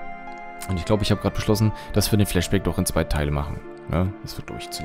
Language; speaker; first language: German; native; German